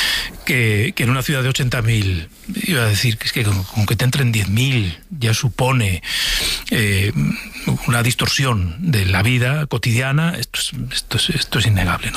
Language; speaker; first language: Spanish; native; Spanish